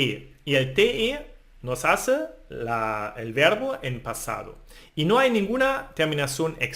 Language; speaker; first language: Spanish; non-native, fluent; German